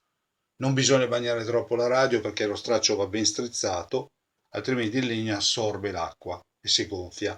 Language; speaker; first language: Italian; native; Italian